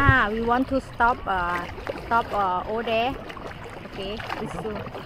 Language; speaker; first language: English; non-native, learner; Thai